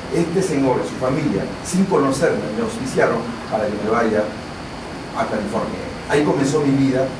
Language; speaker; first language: Spanish; non-native, local second language; Shipibo-Conibo